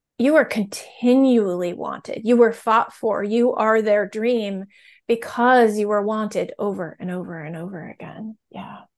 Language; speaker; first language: English; native; English